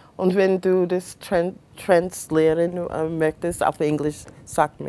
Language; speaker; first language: German; non-native, learner; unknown